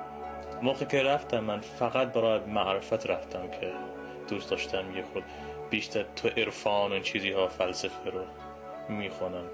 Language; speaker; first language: Persian; non-native, fluent; English